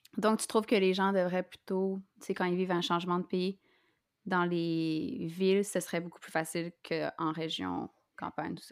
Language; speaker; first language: French; native; French